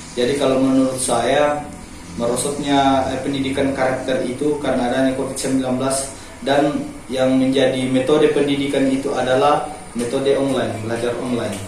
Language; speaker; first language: Indonesian; native; Indonesian